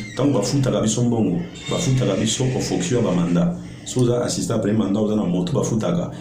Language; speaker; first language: Lingala; native; Lingala